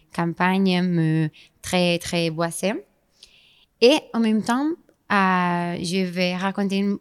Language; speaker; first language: French; non-native, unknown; Spanish